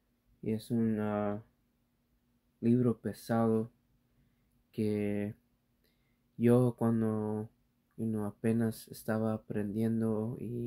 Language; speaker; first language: Spanish; early bilingual, heritage; Spanish